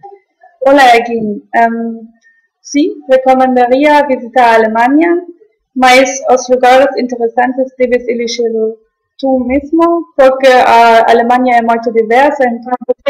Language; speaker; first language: Galician; non-native, learner; German